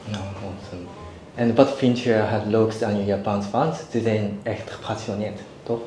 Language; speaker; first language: Dutch; non-native, learner; Japanese